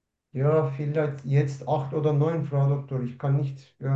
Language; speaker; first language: German; non-native, learner; Turkish